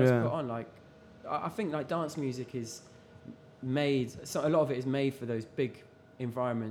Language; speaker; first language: English; native; English